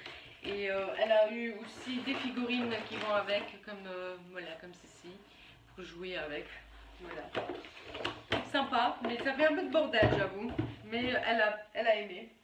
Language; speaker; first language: French; native; French